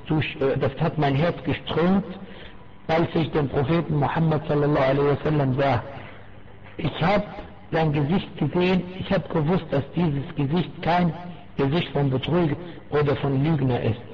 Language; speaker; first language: German; non-native, fluent; Arabic